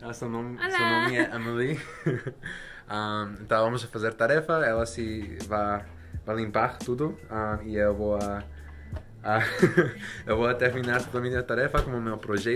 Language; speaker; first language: Portuguese; non-native, learner; Spanish